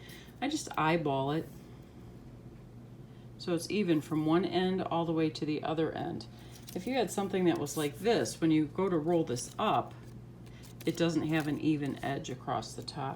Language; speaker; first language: English; native; English